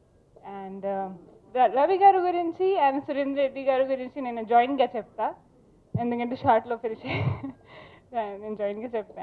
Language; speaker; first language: Telugu; non-native, fluent; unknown